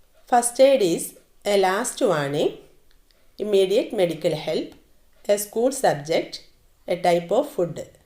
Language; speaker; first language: English; non-native, local second language; Malayalam